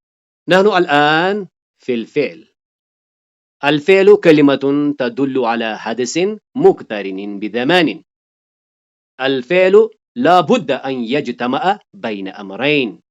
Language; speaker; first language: Arabic; non-native, fluent; Urdu